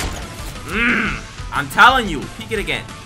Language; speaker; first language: English; native; English